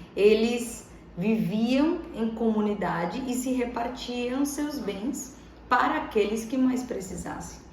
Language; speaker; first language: Portuguese; non-native, fluent; Spanish